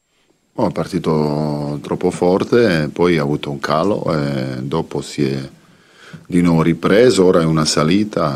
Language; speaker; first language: Italian; non-native, fluent; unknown